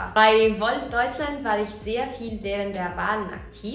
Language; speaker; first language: German; non-native, fluent; Italian